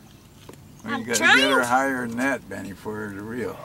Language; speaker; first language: English; native; English